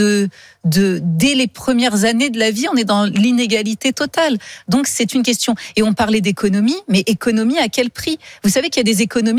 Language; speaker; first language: French; native; French